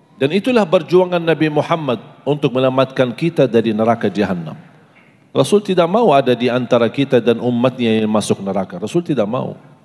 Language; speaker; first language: Indonesian; non-native, fluent; Arabic